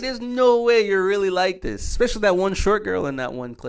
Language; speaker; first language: English; native; English